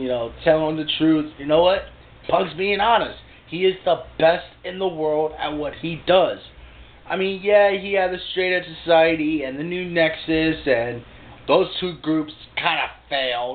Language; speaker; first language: English; native; English